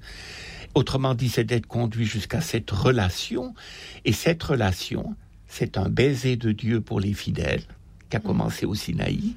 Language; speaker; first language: French; native; French